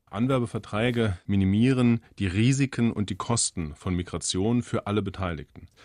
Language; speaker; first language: German; native; German